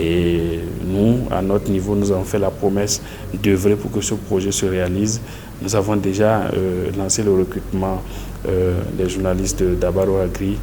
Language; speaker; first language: French; native; French